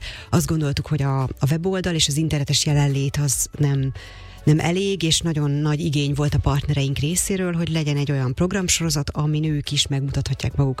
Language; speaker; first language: Hungarian; native; Hungarian